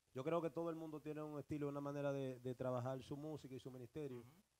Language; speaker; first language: Spanish; early bilingual, heritage; Spanish